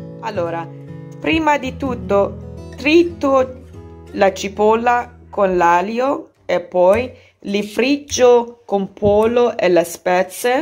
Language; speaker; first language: Italian; non-native, learner; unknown